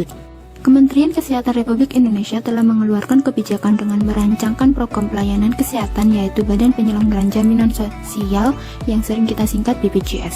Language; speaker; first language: Indonesian; native; Indonesian